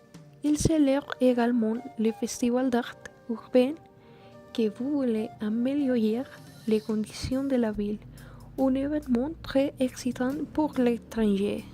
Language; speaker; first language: French; non-native, learner; Spanish